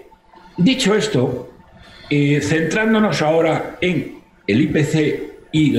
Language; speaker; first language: Spanish; native; Spanish